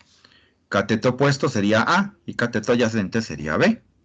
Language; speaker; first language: Spanish; native; Spanish